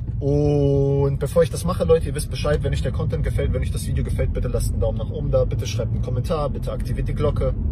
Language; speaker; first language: German; native; German